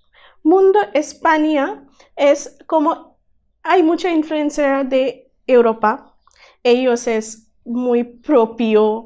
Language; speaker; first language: Spanish; non-native, learner; Bangla